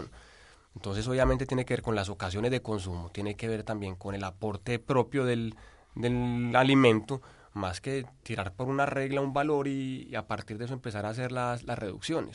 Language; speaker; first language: Spanish; native; Spanish